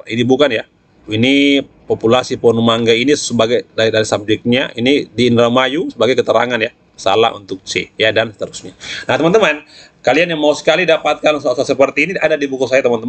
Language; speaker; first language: Indonesian; native; Indonesian